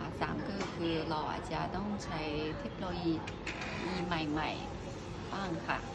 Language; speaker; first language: Thai; non-native, fluent; Chinese